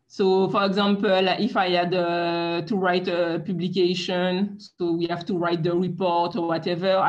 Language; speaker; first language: English; non-native, fluent; French